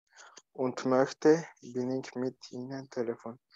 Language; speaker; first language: German; non-native, learner; Turkish